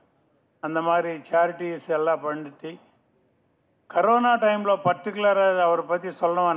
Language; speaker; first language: Tamil; non-native, local second language; Telugu